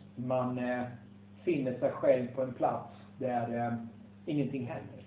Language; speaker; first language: Swedish; native; Swedish